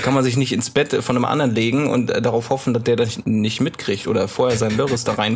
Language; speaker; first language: German; native; German